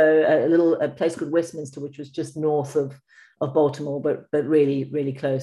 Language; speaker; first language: English; native; English